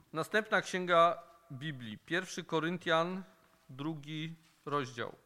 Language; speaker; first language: Polish; native; Polish